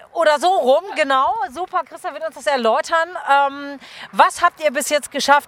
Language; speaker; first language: German; native; German